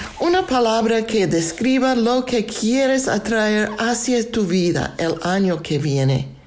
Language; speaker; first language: Spanish; non-native, fluent; English